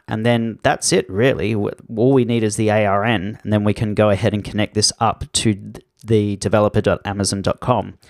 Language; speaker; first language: English; native; English